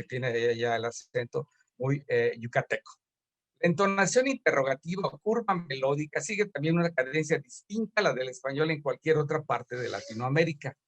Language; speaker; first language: Spanish; native; Spanish